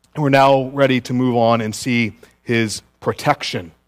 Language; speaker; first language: English; native; English